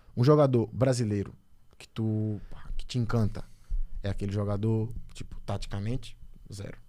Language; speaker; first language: Portuguese; native; Portuguese